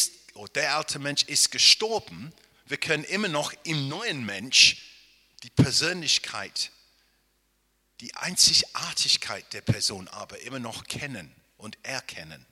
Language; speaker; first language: German; non-native, fluent; English